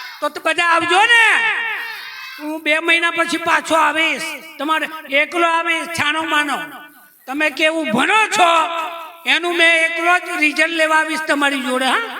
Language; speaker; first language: Gujarati; native; Gujarati